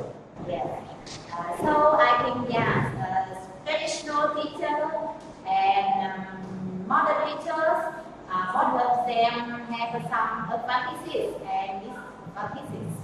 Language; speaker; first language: English; non-native, learner; Vietnamese